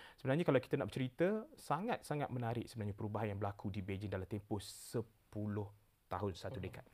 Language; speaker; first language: Malay; native; Malay